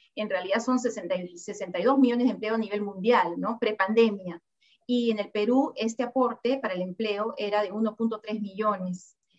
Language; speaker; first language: Spanish; native; Spanish